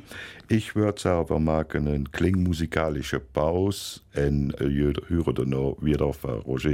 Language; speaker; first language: German; native; German